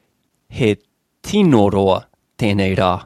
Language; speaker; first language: Māori; non-native, learner; English